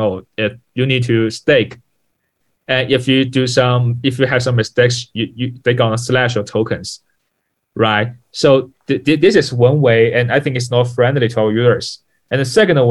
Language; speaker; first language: English; non-native, fluent; Chinese